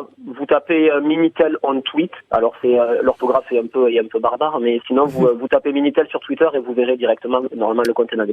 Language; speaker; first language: French; native; French